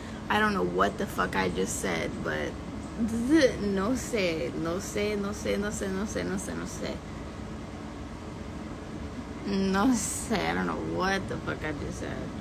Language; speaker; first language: English; native; English